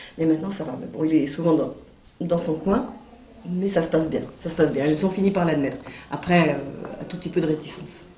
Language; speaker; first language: French; native; French